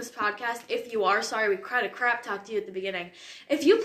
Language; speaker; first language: English; native; English